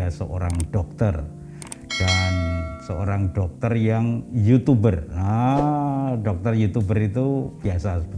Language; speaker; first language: Indonesian; native; Indonesian